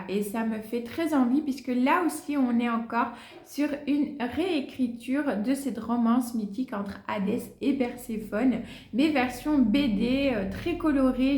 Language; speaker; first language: French; native; French